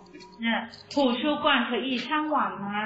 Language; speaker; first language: Chinese; non-native, fluent; Thai